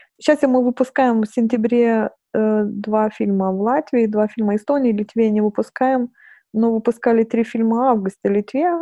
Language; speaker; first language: Russian; non-native, fluent; Lithuanian